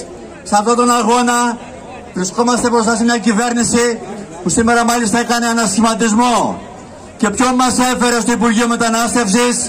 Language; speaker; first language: Greek; native; Greek